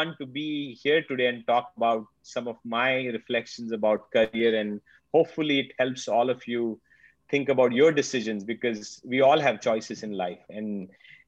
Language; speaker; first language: English; non-native, local second language; Marathi